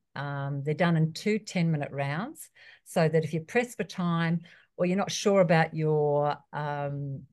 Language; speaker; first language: English; native; English